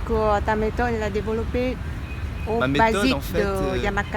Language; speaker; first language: French; non-native, learner; Vietnamese